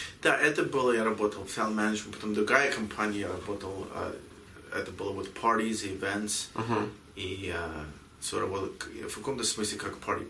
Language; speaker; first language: Russian; early bilingual, heritage; Russian